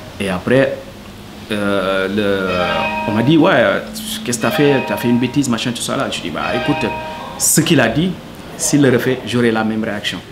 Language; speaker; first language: French; non-native, local second language; Wolof